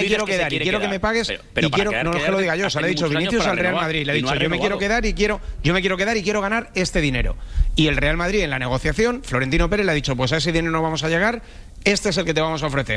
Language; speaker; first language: Spanish; native; Spanish